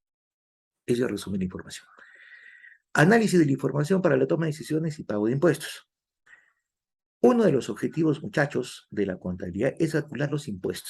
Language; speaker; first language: Spanish; native; Spanish